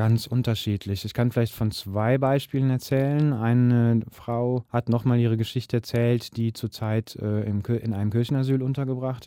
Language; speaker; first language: German; native; German